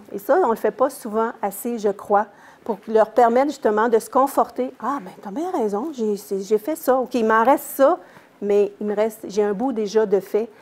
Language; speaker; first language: French; native; French